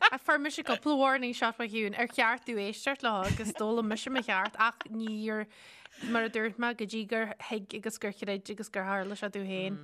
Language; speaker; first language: Irish; native; Irish